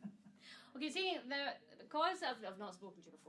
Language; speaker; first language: English; native; English